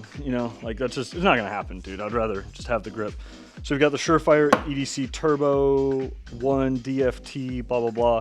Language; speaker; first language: English; native; English